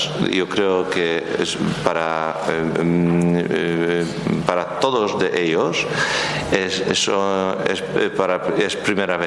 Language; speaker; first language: Spanish; non-native, learner; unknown